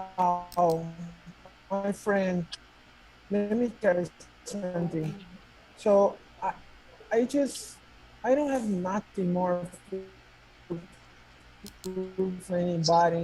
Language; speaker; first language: English; non-native, learner; Portuguese